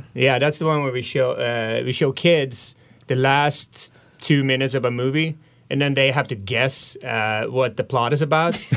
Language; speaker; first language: English; non-native, fluent; Swedish